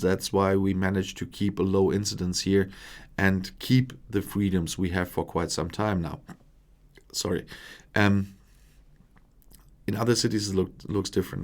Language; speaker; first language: English; non-native, fluent; German